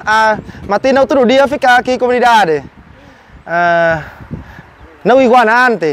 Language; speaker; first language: Portuguese; non-native, learner; Vietnamese